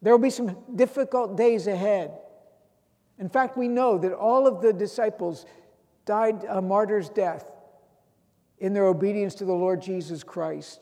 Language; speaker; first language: English; native; English